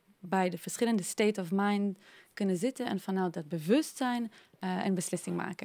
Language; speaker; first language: Dutch; non-native, fluent; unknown